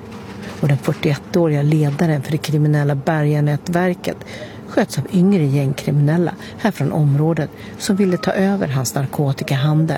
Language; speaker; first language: Swedish; native; Swedish